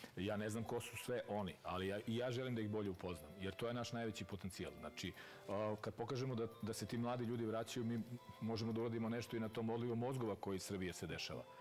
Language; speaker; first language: Serbian; native; Serbian